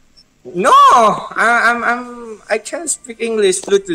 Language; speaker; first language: English; non-native, learner; Indonesian